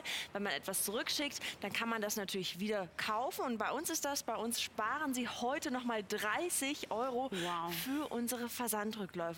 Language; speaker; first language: German; native; German